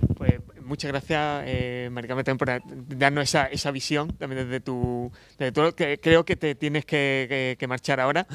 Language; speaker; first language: Spanish; native; Spanish